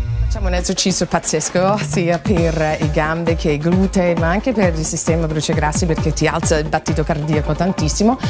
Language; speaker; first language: Italian; non-native, fluent; English